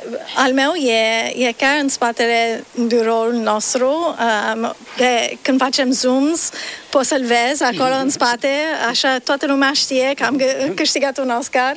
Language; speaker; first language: Romanian; early bilingual, heritage; Romanian